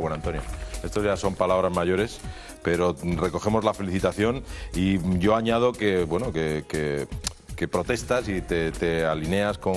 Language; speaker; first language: Spanish; native; Spanish